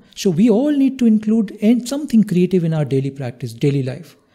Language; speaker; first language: English; non-native, local second language; Hindi